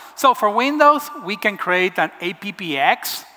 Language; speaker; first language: English; non-native, fluent; Spanish